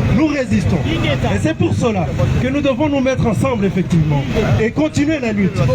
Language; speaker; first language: French; non-native, local second language; Kinyarwanda